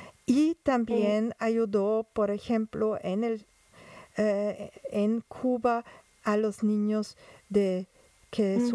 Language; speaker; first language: Spanish; non-native, fluent; German